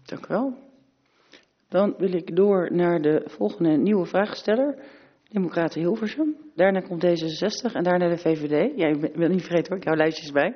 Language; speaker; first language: Dutch; native; Dutch